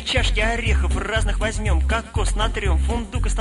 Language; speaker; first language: Russian; native; Russian